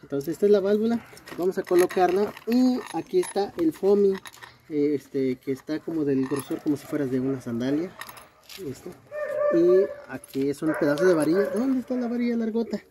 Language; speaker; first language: Spanish; native; Spanish